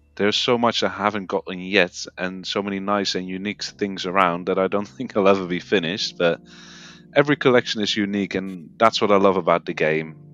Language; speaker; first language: English; non-native, fluent; Dutch